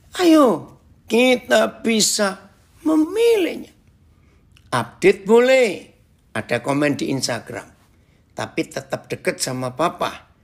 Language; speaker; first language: Indonesian; native; Indonesian